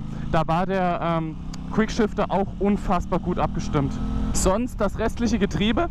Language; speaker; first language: German; native; German